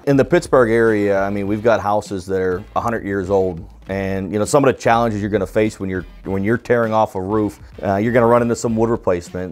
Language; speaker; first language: English; native; English